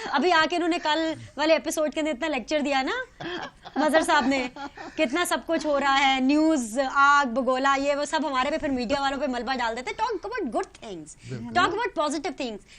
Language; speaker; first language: Urdu; native; Urdu